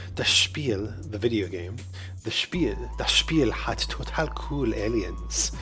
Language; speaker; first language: German; non-native, learner; English